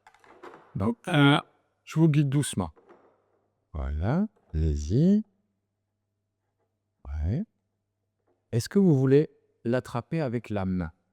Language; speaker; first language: French; native; French